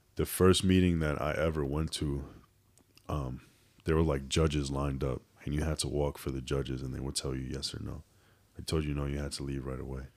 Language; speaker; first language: English; native; English